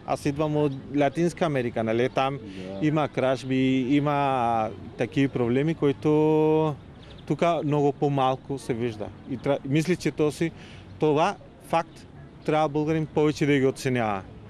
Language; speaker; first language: Bulgarian; non-native, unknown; Spanish